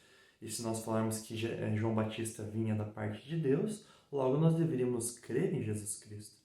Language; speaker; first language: Portuguese; native; Portuguese